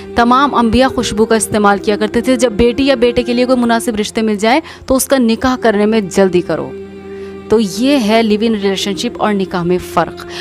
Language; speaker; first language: Urdu; native; Urdu